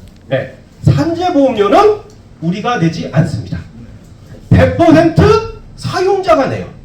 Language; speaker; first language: Korean; native; Korean